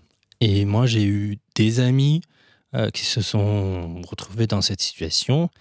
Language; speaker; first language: French; non-native, fluent; Persian